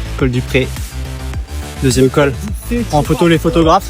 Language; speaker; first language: French; native; French